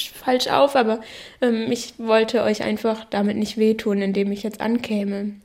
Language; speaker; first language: German; non-native, local second language; Danish